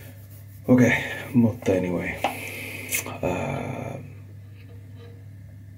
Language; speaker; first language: Finnish; non-native, learner; English